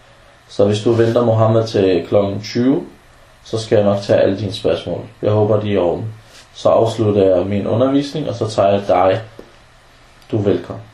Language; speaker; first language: Danish; non-native, fluent; Arabic